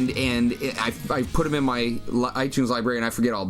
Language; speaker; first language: English; native; English